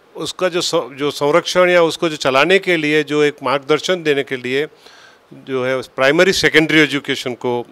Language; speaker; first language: Hindi; native; Hindi